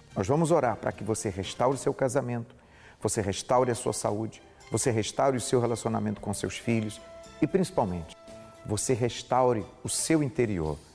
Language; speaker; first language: Portuguese; native; Portuguese